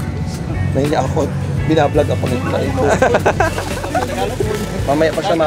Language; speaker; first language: Filipino; non-native, local second language; Cebuano